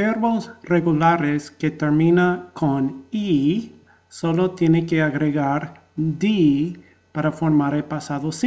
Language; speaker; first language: Spanish; non-native, fluent; English